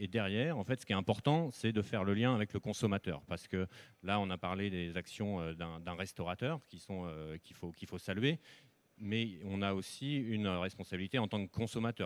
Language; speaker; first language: French; native; French